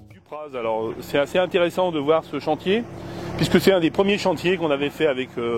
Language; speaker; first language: French; native; French